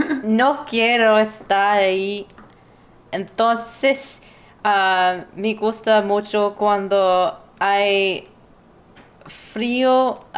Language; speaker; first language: Spanish; non-native, learner; English